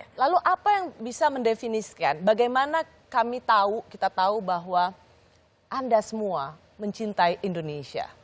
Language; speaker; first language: Indonesian; native; Indonesian